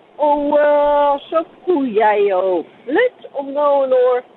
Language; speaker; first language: Danish; non-native, fluent; Dutch